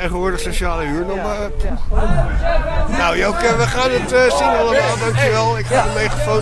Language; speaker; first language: Dutch; native; Dutch